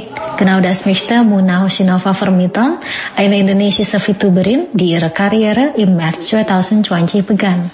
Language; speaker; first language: German; non-native, fluent; Indonesian